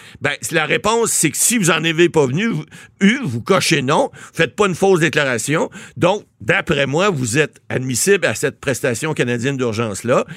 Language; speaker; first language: French; native; French